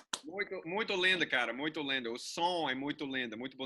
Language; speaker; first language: Portuguese; non-native, learner; English